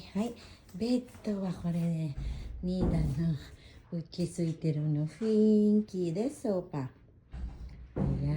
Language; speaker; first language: Japanese; non-native, learner; Filipino